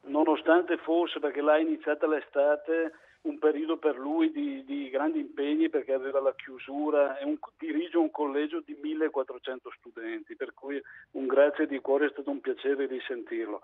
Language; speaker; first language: Italian; native; Italian